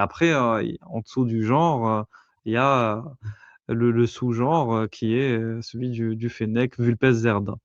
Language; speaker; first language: French; native; French